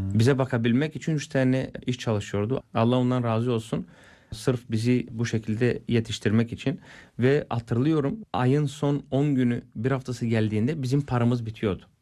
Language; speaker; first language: Turkish; non-native, fluent; Bulgarian